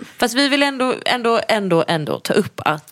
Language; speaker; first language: Swedish; native; Swedish